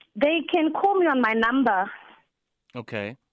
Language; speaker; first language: English; non-native, local second language; Southern Sotho